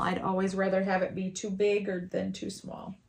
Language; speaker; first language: English; native; English